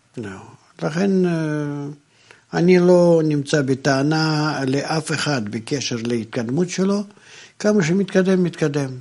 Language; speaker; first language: Hebrew; non-native, fluent; Russian